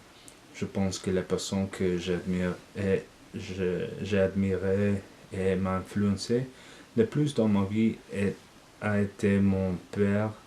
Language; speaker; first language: French; non-native, learner; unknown